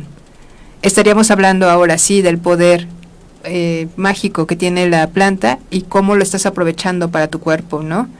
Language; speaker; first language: Spanish; native; Spanish